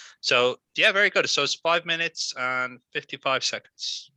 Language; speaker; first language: English; non-native, fluent; Spanish